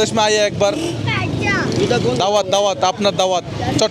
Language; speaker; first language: Hindi; non-native, learner; Bangla